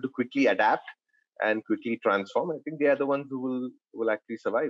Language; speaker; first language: English; non-native, local second language; Tamil